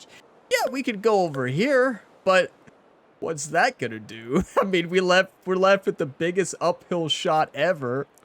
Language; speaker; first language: English; native; English